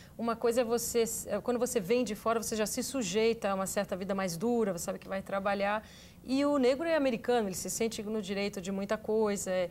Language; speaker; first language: Portuguese; native; Portuguese